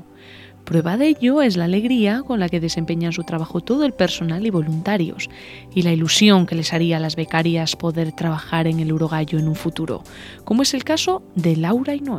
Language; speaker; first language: Spanish; native; Spanish